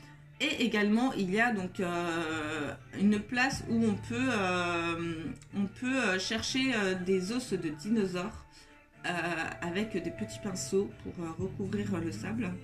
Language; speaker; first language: French; native; French